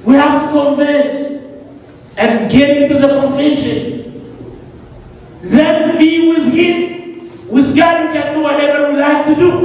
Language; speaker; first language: English; non-native, learner; Amharic